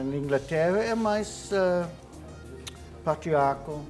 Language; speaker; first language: Portuguese; non-native, fluent; English